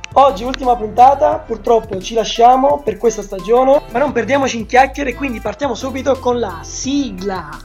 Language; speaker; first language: Italian; native; Italian